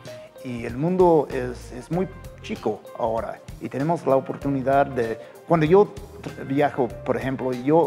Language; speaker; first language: Spanish; non-native, fluent; English